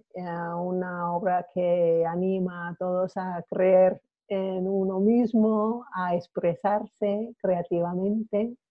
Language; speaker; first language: Spanish; non-native, fluent; English